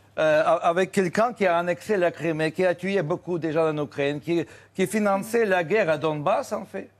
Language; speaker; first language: French; non-native, fluent; Russian